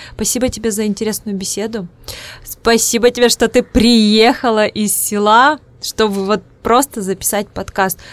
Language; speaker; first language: Russian; non-native, local second language; Udmurt